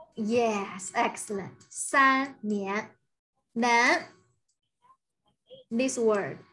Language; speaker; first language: English; non-native, fluent; Chinese